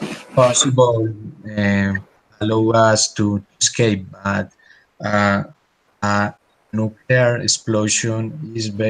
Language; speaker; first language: English; non-native, learner; Spanish